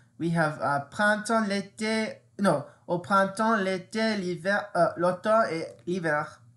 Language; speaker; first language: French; non-native, fluent; English